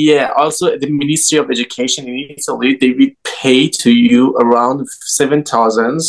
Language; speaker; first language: English; non-native, learner; Persian